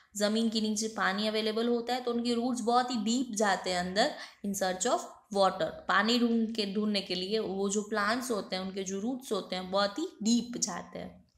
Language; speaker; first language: Hindi; non-native, local second language; Gujarati